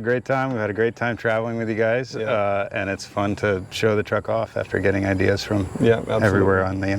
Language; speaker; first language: English; native; English